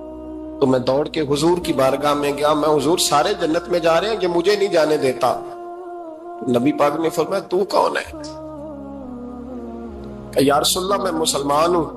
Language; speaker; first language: Urdu; native; Urdu